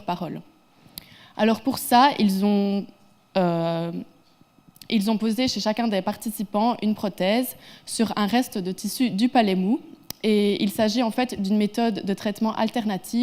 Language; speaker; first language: French; native; French